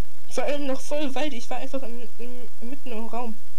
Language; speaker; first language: German; native; German